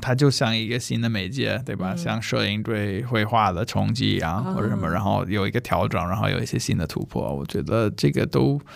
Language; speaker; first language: Chinese; non-native, fluent; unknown